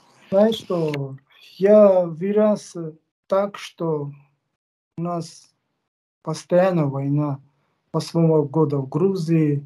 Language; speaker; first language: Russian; non-native, fluent; Georgian